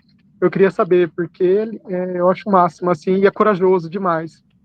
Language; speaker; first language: Portuguese; native; Portuguese